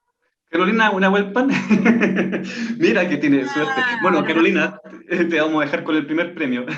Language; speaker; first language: Spanish; native; Spanish